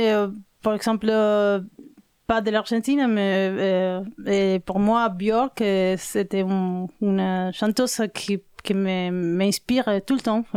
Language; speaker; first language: French; non-native, learner; Spanish